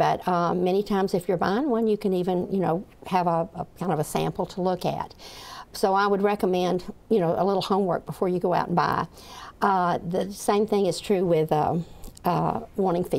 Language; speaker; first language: English; native; English